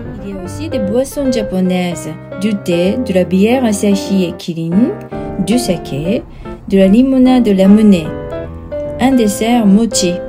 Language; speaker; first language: French; non-native, fluent; Japanese